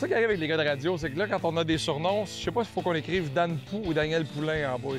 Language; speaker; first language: French; native; French